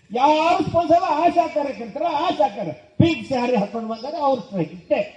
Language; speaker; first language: Kannada; native; Kannada